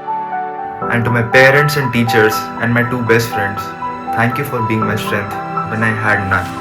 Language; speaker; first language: English; non-native, local second language; Hindi